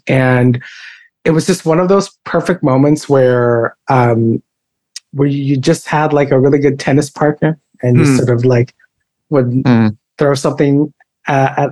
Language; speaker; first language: English; non-native, local second language; Filipino